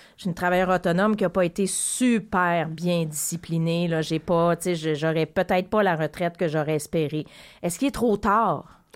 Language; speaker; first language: French; native; French